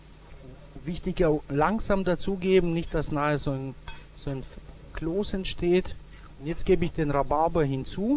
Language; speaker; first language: German; native; German